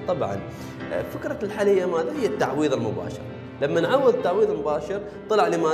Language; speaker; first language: Arabic; native; Arabic